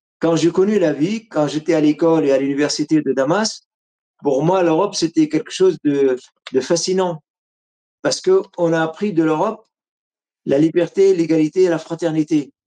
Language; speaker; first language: French; non-native, fluent; Arabic